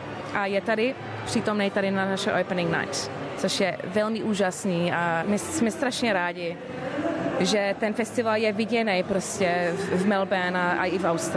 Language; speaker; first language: Czech; early bilingual, heritage; English